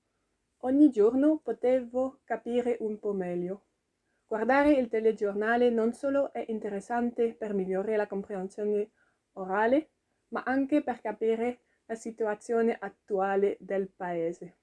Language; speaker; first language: Italian; non-native, learner; French